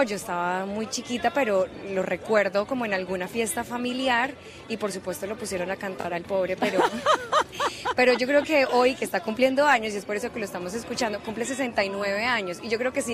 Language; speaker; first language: Spanish; native; Spanish